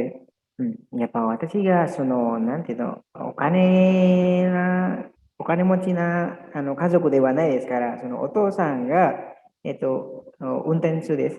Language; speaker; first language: Japanese; non-native, learner; Indonesian